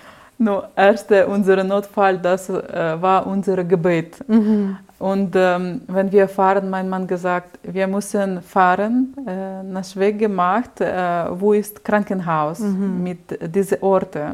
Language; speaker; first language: German; non-native, learner; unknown